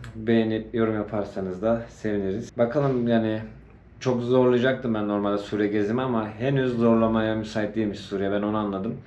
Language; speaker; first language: Turkish; native; Turkish